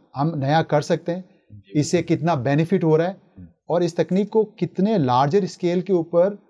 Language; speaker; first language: Hindi; native; Hindi